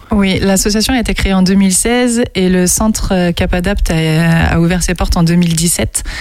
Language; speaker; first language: French; native; French